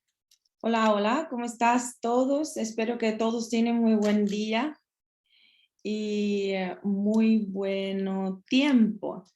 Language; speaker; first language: Spanish; non-native, learner; Russian